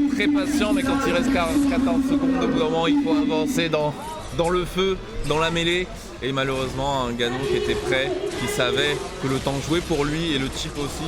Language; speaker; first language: French; native; French